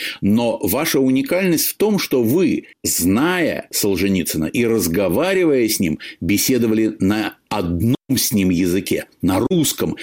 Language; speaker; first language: Russian; native; Russian